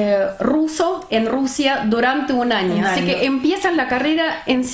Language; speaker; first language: Spanish; non-native, fluent; Russian